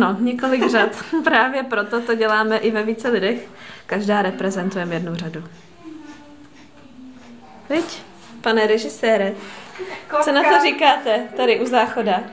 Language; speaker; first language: Czech; native; Czech